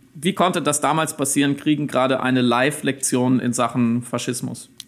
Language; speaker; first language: German; native; German